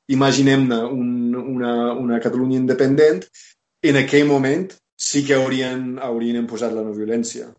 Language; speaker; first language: Catalan; non-native, fluent; English